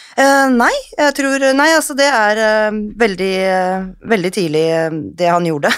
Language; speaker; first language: Norwegian; native; Norwegian